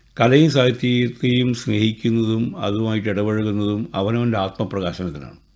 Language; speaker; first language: Malayalam; native; Malayalam